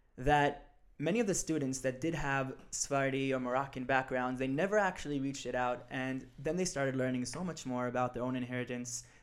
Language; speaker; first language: English; early bilingual, other home language; Hebrew